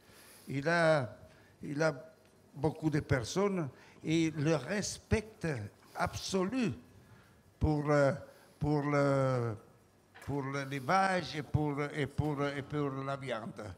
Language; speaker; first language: French; non-native, fluent; Italian